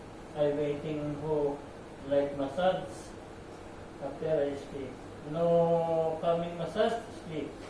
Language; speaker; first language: English; non-native, learner; Filipino